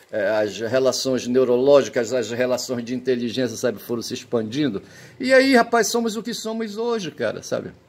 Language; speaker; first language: Portuguese; native; Portuguese